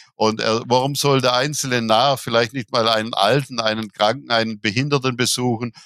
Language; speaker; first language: German; native; German